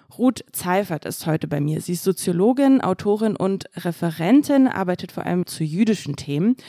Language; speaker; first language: German; early bilingual, other home language; Russian